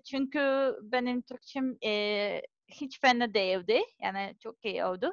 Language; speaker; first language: Turkish; non-native, learner; Serbian